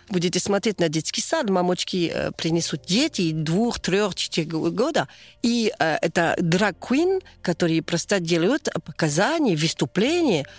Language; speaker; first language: Russian; non-native, learner; French